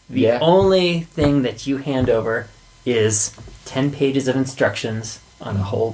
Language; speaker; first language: English; native; English